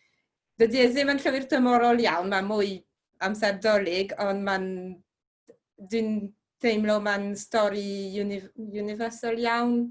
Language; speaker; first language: Welsh; non-native, fluent; French